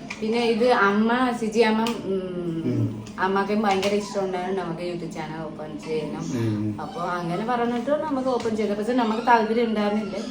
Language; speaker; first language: Malayalam; non-native, learner; Nepali